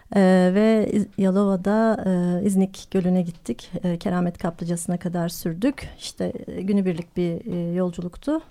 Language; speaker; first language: Turkish; native; Turkish